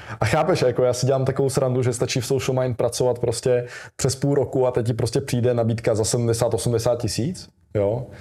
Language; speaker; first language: Czech; early bilingual, other home language; Russian